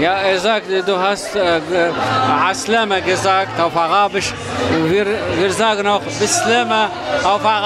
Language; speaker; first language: German; non-native, learner; Arabic